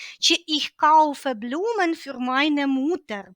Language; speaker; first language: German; non-native, fluent; Ukrainian